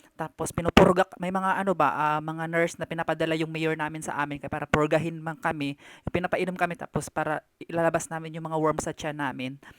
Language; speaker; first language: Filipino; non-native, local second language; Cebuano